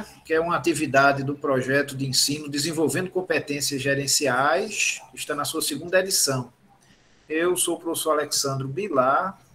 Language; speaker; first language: Portuguese; native; Portuguese